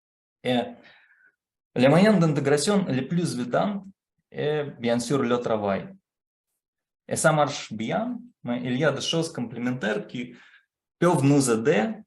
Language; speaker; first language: French; non-native, fluent; Russian